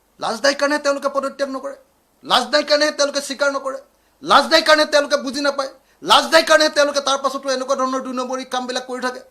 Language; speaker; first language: Assamese; native; Assamese